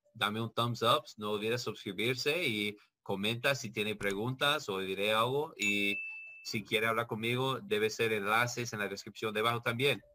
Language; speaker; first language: Spanish; non-native, learner; English